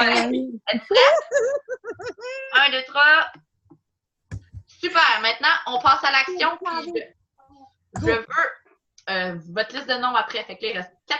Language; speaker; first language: French; native; French